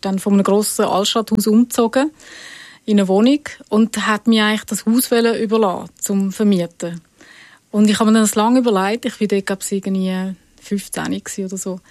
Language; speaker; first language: German; native; German